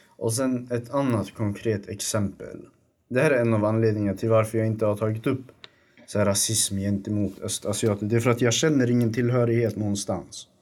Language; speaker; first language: Swedish; early bilingual, other home language; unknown